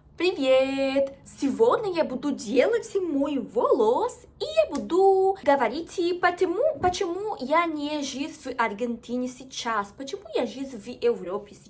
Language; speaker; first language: Russian; non-native, learner; Spanish